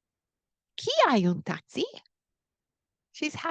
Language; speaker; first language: Spanish; non-native, fluent; English